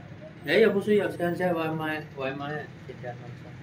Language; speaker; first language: Chinese; non-native, learner; Indonesian